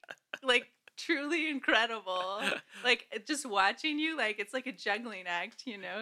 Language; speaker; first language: English; native; English